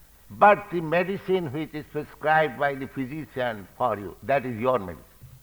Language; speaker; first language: English; non-native, local second language; Bangla